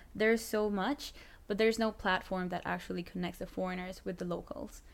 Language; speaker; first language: English; non-native, fluent; Spanish